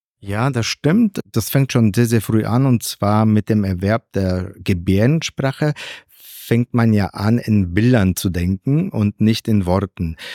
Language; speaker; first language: German; non-native, fluent; Polish